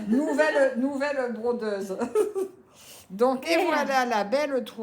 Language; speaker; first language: French; native; French